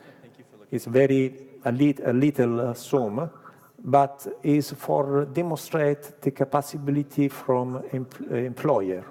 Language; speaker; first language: English; non-native, learner; Italian